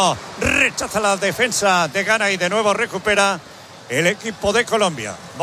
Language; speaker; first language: Spanish; native; Spanish